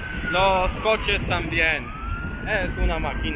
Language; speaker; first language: Spanish; non-native, learner; Polish